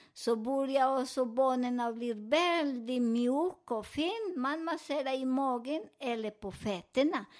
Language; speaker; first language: Swedish; non-native, fluent; Spanish